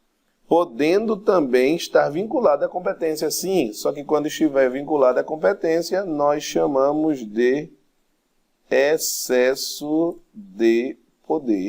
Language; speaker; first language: Portuguese; native; Portuguese